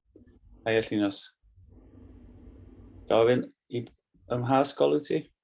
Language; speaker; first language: Welsh; native; Welsh